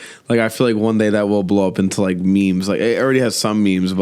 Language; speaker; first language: English; native; English